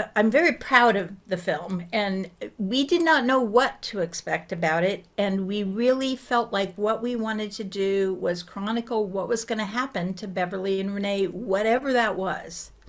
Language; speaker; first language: English; native; English